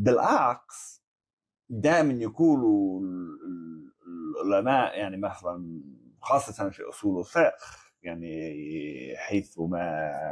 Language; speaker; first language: Arabic; non-native, fluent; English